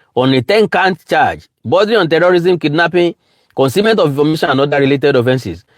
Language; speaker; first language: English; non-native, local second language; Yoruba